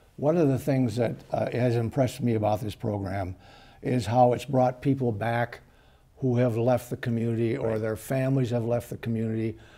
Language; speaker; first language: English; native; English